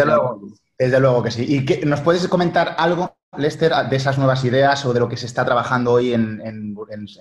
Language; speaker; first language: Spanish; native; Spanish